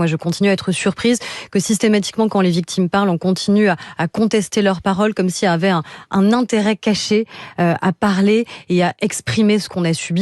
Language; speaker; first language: French; native; French